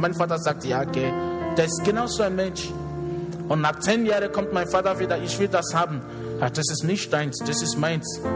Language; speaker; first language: German; non-native, fluent; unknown